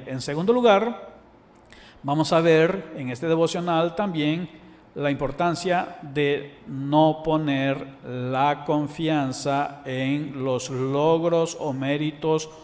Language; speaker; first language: Spanish; native; Spanish